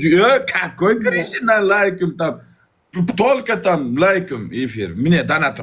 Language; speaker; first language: Russian; non-native, learner; Uzbek